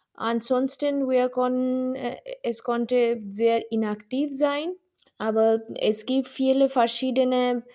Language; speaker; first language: German; non-native, learner; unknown